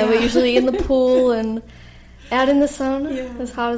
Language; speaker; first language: English; native; English